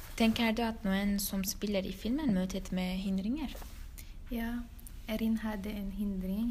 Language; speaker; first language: Norwegian; non-native, learner; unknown